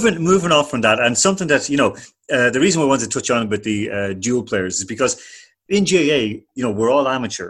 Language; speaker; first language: English; native; English